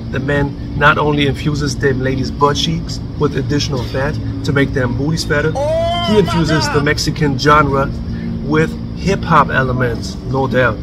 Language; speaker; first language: English; native; English